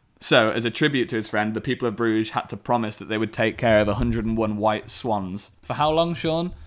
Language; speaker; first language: English; native; English